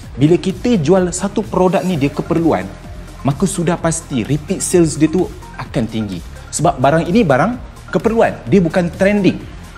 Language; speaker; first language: Malay; native; Malay